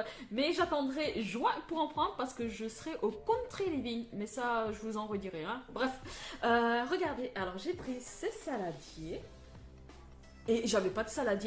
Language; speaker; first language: French; native; French